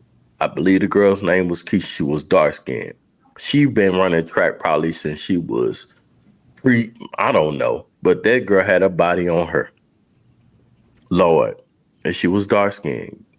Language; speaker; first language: English; native; English